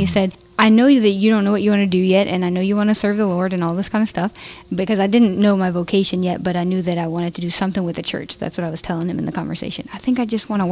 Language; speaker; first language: English; native; English